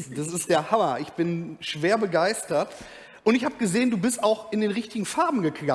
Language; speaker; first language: German; native; German